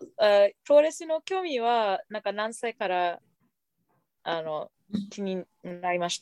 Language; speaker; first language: Japanese; non-native, fluent; English